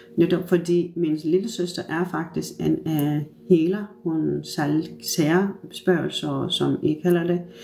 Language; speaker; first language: Danish; non-native, fluent; Turkish